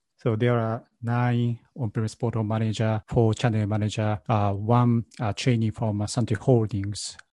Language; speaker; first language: English; non-native, learner; Japanese